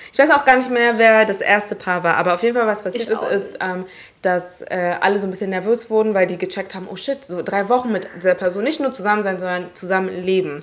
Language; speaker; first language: German; early bilingual, other home language; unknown